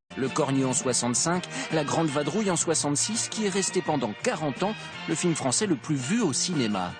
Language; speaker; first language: French; native; French